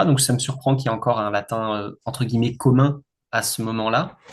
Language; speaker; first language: French; native; French